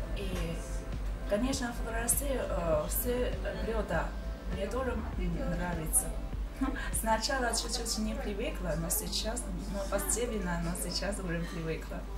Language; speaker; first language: Russian; non-native, learner; Chinese